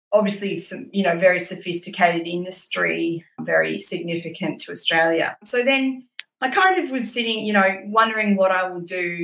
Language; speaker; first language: English; native; English